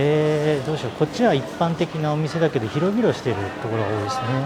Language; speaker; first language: Japanese; native; Japanese